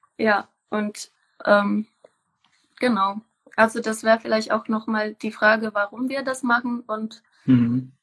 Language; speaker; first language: German; non-native, fluent; Czech